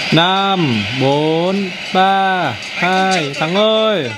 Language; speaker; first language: Vietnamese; native; Vietnamese